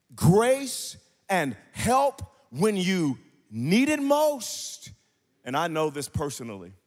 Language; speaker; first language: English; native; English